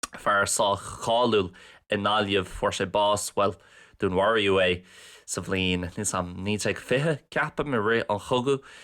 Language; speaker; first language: Irish; non-native, local second language; English